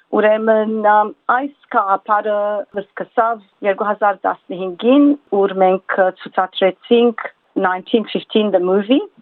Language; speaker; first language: Armenian; early bilingual, heritage; Armenian